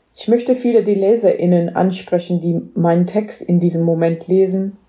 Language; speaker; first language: German; non-native, fluent; English